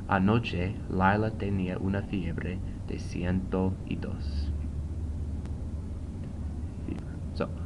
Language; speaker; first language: Spanish; non-native, fluent; English